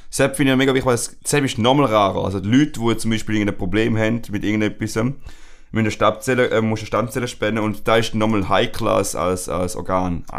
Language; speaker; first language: German; non-native, fluent; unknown